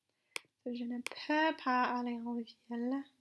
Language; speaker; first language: French; non-native, fluent; English